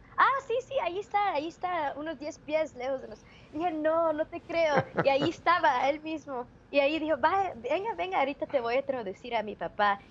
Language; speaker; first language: Spanish; early bilingual, heritage; Spanish